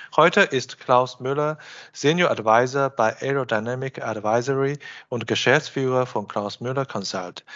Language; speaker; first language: German; non-native, fluent; Chinese